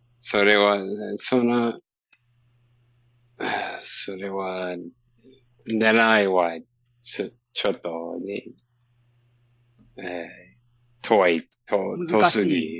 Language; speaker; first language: Japanese; non-native, learner; English